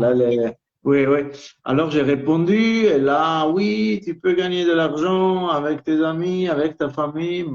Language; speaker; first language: French; non-native, local second language; Italian